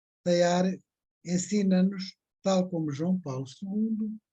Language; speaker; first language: Portuguese; native; Portuguese